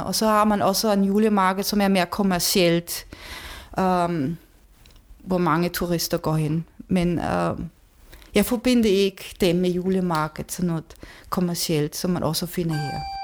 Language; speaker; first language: Danish; non-native, fluent; German